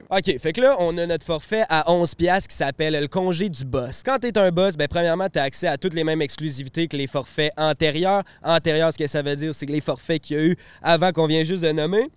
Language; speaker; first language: French; native; French